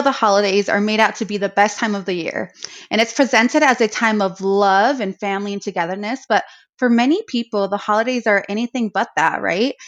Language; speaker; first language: English; native; English